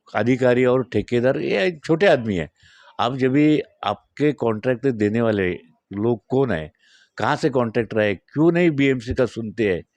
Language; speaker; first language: Hindi; non-native, local second language; Marathi